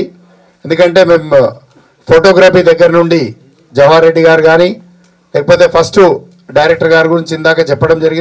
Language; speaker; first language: Telugu; native; Telugu